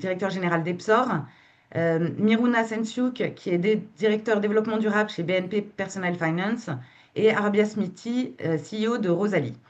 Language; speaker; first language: French; native; French